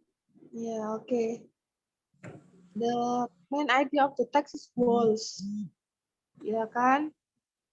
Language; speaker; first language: English; non-native, fluent; Indonesian